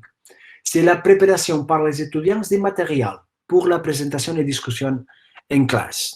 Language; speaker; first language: French; non-native, fluent; Catalan